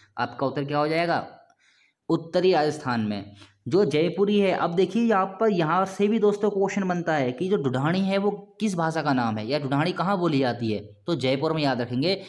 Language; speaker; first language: Hindi; native; Hindi